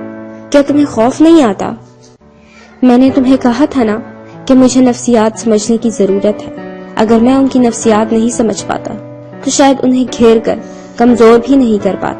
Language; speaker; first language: Urdu; native; Urdu